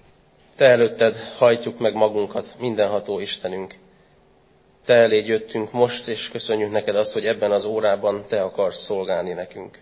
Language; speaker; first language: Hungarian; native; Hungarian